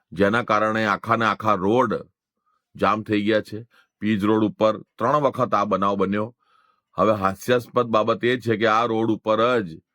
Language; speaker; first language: Gujarati; non-native, local second language; Hindi